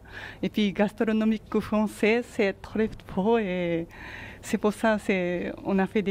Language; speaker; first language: French; non-native, learner; Japanese